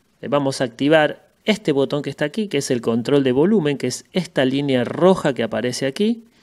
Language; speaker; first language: Spanish; native; Spanish